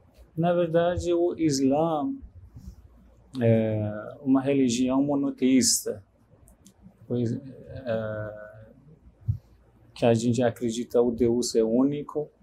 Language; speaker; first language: Portuguese; non-native, fluent; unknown